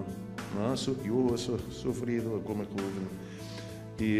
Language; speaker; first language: Spanish; non-native, fluent; German